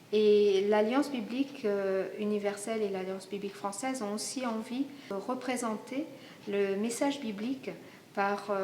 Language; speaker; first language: French; native; French